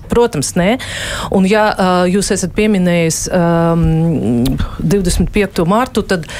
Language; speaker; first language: Latvian; native; Latvian